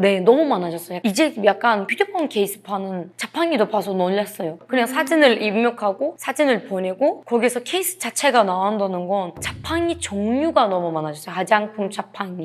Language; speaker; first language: Korean; non-native, fluent; Turkish